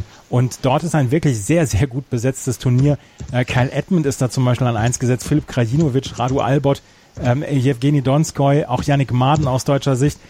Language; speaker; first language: German; native; German